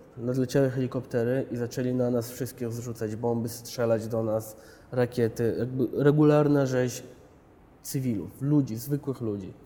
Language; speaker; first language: Polish; early bilingual, other home language; Chechen